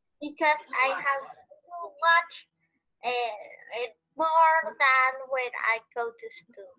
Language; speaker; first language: English; non-native, learner; Vietnamese